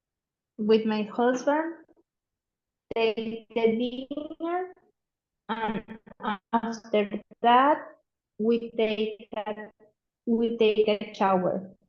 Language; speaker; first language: English; non-native, learner; Spanish